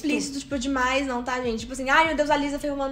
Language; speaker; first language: Portuguese; native; Portuguese